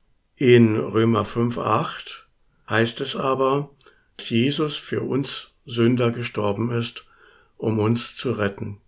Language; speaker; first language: German; native; German